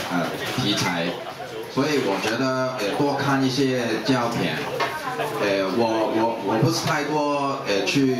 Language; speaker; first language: Chinese; non-native, local second language; Cantonese